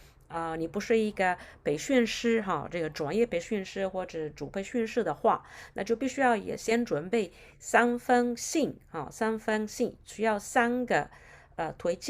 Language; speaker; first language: Chinese; non-native, fluent; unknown